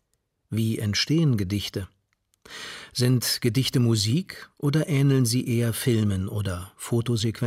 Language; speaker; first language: German; native; German